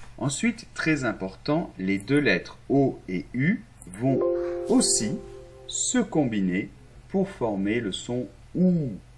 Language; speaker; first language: French; non-native, fluent; Arabic